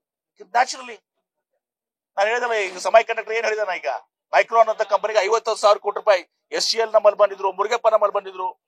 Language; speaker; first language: Kannada; native; Kannada